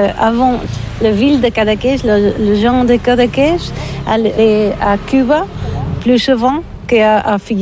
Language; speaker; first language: French; non-native, learner; Catalan